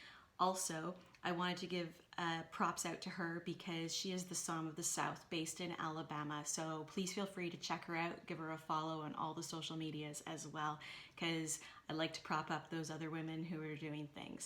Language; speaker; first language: English; native; English